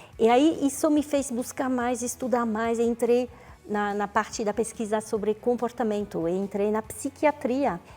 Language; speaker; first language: Portuguese; non-native, fluent; French